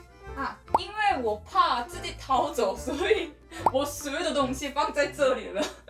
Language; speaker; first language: Chinese; non-native, learner; Korean